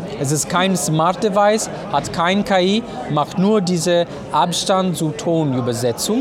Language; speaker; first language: German; non-native, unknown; Italian